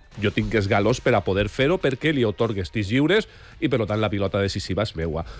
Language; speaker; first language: Catalan; native; Catalan